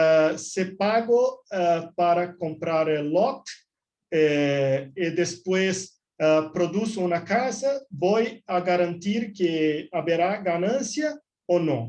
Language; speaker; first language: Spanish; non-native, fluent; Portuguese